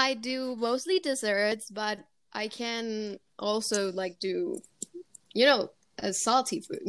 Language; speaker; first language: English; non-native, fluent; Spanish